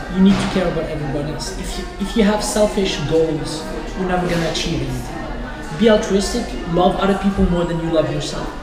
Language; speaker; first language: English; non-native, fluent; Arabic